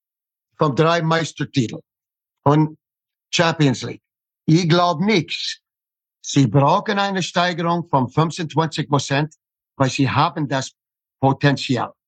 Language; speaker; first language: German; non-native, fluent; English